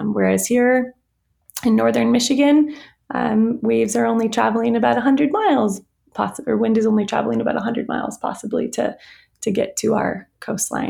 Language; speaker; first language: English; native; English